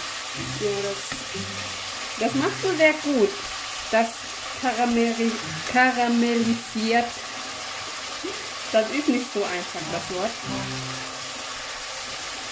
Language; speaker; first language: German; non-native, fluent; Thai